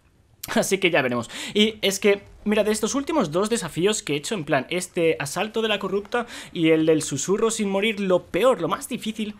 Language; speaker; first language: Spanish; native; Spanish